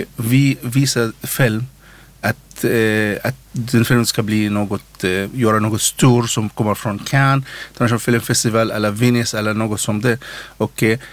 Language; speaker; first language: Swedish; non-native, learner; Arabic